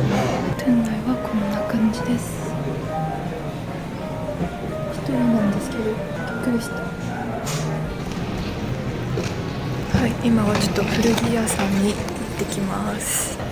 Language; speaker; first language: Japanese; non-native, learner; French